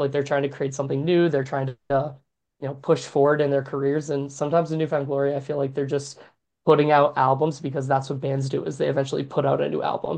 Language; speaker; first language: English; native; English